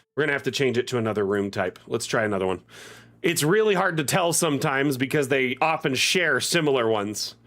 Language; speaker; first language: English; native; English